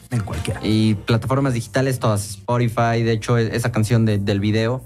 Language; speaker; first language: Spanish; native; Spanish